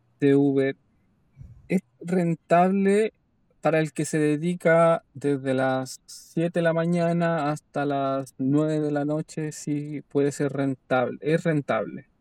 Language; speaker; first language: Spanish; native; Spanish